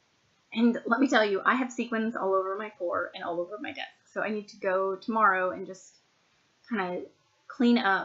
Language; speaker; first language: English; native; English